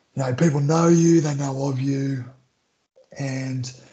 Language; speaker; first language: English; native; English